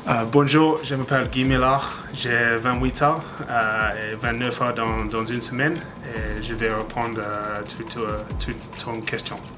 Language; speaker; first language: French; non-native, learner; English